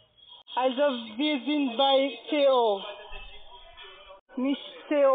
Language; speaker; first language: German; non-native, learner; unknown